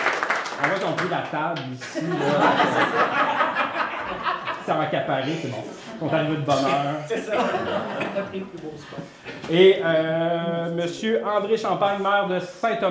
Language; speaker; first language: French; native; French